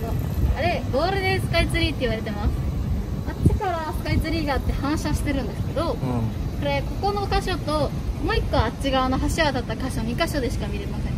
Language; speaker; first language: Japanese; native; Japanese